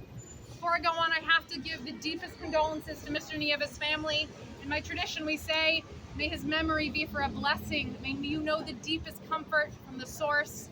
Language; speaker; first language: English; native; English